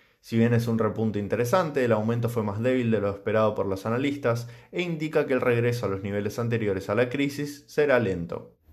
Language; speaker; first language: Spanish; native; Spanish